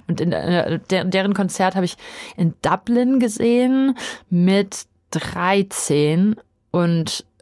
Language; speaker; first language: German; native; German